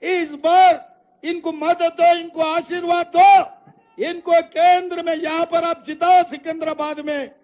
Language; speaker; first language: Hindi; non-native, local second language; Telugu